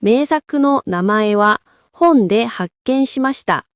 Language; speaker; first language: Japanese; non-native, fluent; Korean